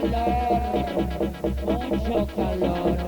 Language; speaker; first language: Spanish; non-native, learner; Italian